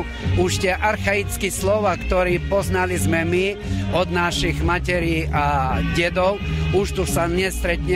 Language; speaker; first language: Slovak; non-native, local second language; Ukrainian